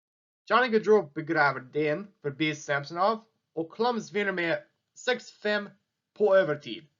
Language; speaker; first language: Swedish; non-native, learner; English